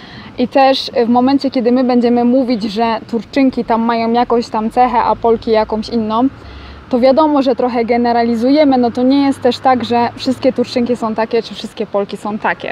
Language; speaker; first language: Polish; native; Polish